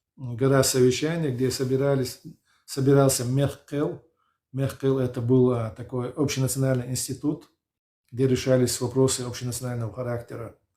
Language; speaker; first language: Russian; non-native, local second language; Chechen